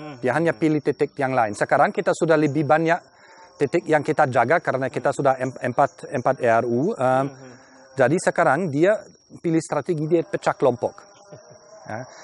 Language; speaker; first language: Indonesian; non-native, fluent; German